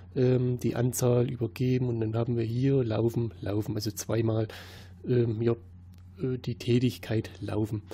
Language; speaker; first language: German; native; German